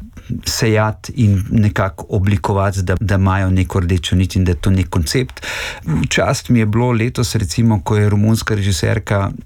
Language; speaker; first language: Slovenian; native; Slovenian